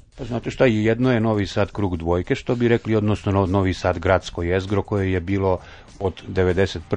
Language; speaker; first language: Serbian; non-native, local second language; Rusyn